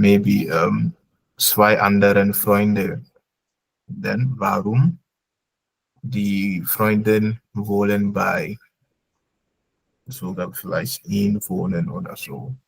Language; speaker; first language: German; non-native, fluent; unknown